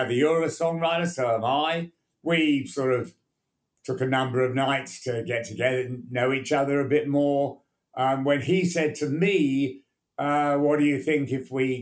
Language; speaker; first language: English; native; English